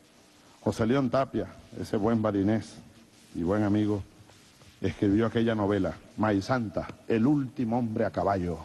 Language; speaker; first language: Spanish; native; Spanish